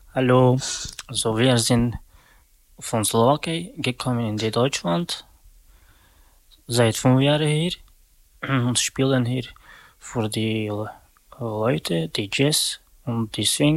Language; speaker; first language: German; non-native, learner; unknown